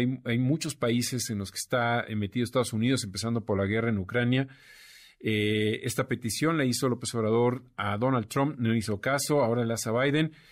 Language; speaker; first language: Spanish; native; Spanish